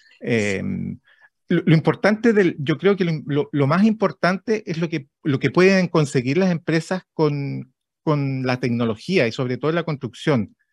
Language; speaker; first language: Spanish; native; Spanish